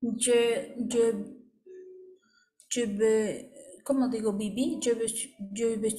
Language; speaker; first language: French; non-native, learner; Spanish